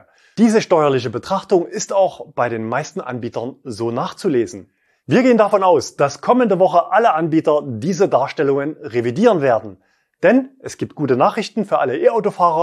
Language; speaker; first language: German; native; German